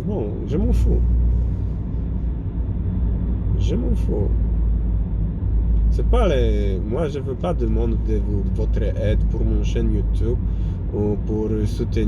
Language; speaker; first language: French; non-native, fluent; Polish